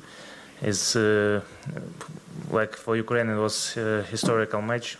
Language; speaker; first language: English; non-native, learner; Ukrainian